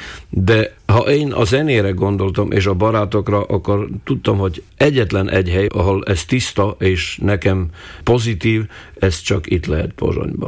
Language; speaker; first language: Hungarian; non-native, local second language; Slovak